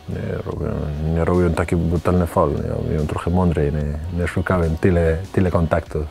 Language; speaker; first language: Polish; non-native, learner; Spanish